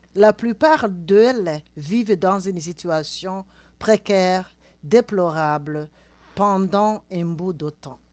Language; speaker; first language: French; non-native, local second language; Rundi